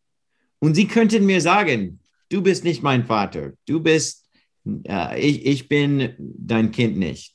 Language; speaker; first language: German; non-native, learner; English